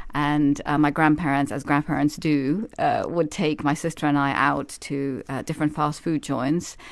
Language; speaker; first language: English; native; English